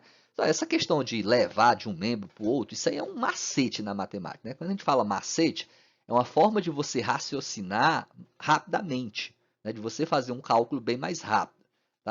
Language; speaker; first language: Portuguese; native; Portuguese